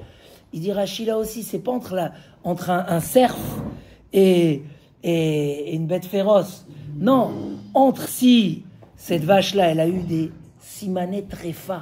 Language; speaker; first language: French; native; French